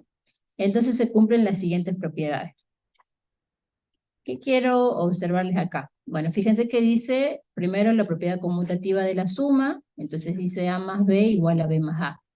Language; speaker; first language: Spanish; native; Spanish